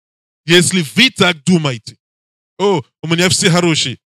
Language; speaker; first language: Russian; non-native, learner; English